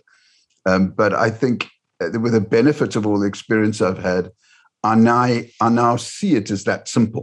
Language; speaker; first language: English; native; English